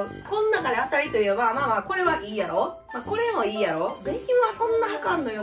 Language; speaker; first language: Japanese; native; Japanese